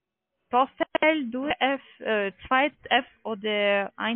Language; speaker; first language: German; non-native, learner; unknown